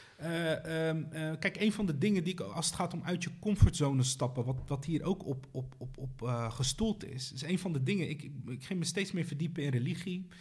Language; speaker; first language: Dutch; early bilingual, other home language; Arabic